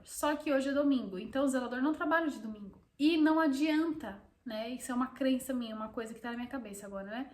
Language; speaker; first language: Portuguese; native; Portuguese